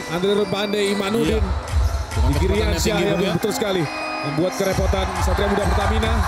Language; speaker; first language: Indonesian; native; Indonesian